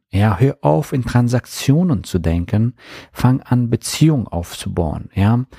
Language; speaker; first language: German; non-native, fluent; Persian